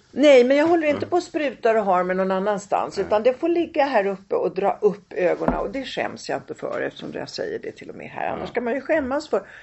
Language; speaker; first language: Swedish; early bilingual, other home language; Italian